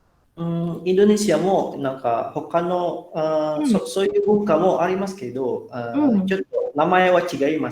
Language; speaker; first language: Japanese; non-native, fluent; Indonesian